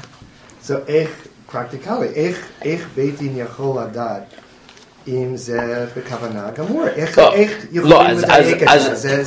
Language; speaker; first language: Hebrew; non-native, fluent; English